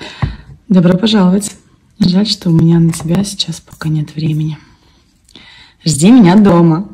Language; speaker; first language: Russian; native; Russian